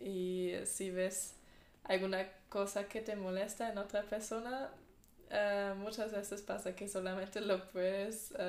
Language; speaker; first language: Spanish; non-native, fluent; German